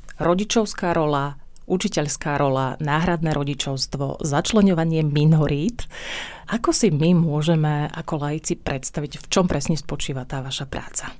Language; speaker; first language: Slovak; native; Slovak